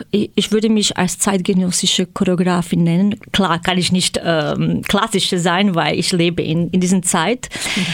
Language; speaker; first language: German; non-native, fluent; Croatian